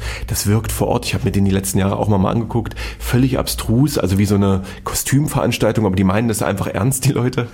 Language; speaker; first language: German; native; German